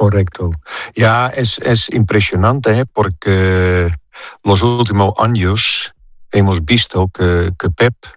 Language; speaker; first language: Spanish; non-native, fluent; Dutch